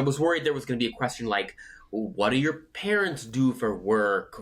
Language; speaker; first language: English; native; English